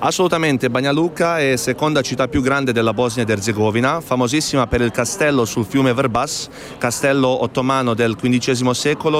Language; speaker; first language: Italian; non-native, fluent; Bosnian